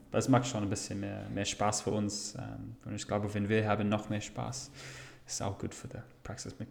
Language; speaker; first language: German; non-native, fluent; English